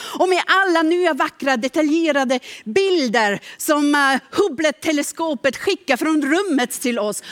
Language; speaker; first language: Swedish; non-native, fluent; German